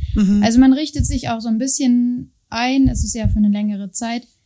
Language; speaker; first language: German; native; German